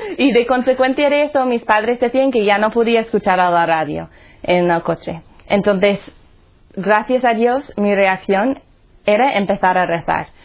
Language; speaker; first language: Spanish; non-native, fluent; English